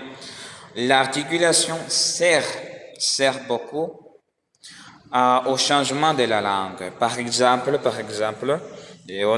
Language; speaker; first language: French; non-native, learner; Spanish